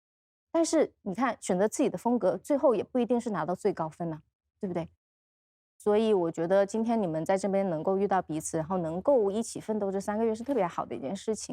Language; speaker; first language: Chinese; native; Chinese